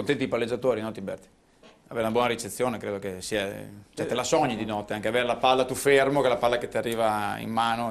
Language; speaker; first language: Italian; native; Italian